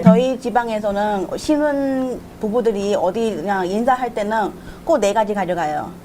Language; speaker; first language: Korean; non-native, fluent; Chinese